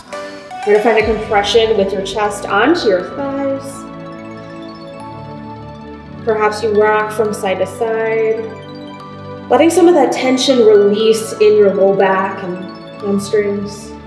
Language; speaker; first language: English; native; English